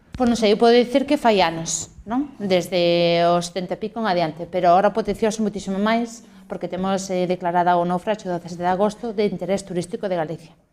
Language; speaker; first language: Galician; native; Galician